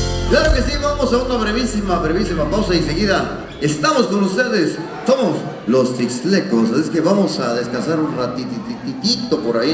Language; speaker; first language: Spanish; native; Spanish